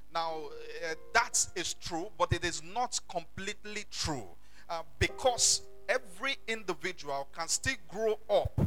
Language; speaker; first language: English; non-native, local second language; Yoruba